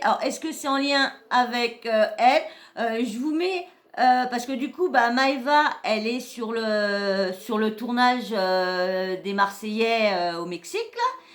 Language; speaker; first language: French; native; French